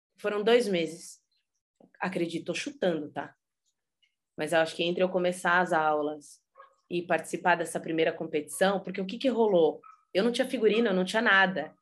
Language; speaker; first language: Portuguese; early bilingual, heritage; Portuguese